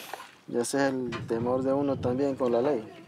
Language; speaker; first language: Spanish; native; Spanish